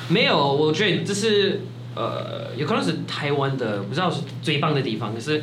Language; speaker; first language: Chinese; non-native, fluent; French